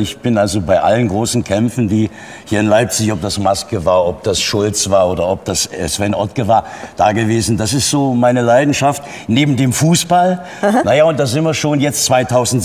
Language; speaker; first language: German; native; German